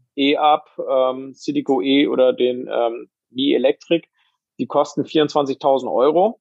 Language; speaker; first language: German; native; German